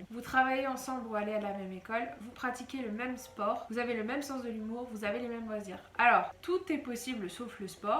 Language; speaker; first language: French; native; French